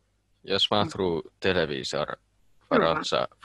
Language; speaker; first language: Russian; non-native, learner; Finnish